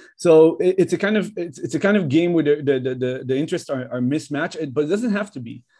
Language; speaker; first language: English; non-native, fluent; Hebrew